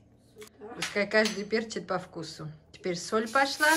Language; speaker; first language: Russian; native; Russian